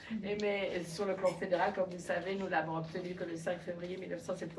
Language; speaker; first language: French; native; French